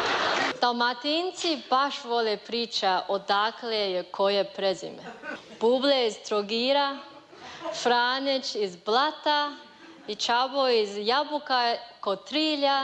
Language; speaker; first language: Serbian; non-native, learner; Chinese